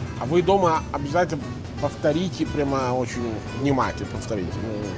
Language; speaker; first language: Russian; non-native, fluent; Italian